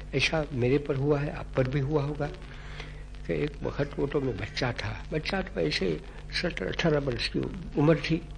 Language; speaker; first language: Hindi; non-native, local second language; Gujarati